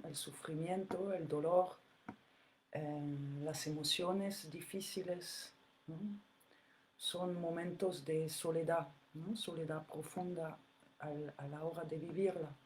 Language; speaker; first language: Spanish; non-native, fluent; French